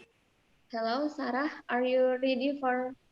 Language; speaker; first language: English; non-native, fluent; Indonesian